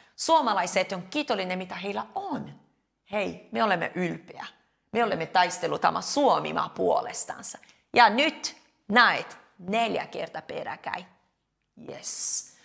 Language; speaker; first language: Finnish; non-native, learner; Portuguese